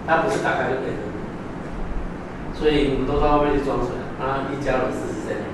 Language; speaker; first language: Chinese; native; Chinese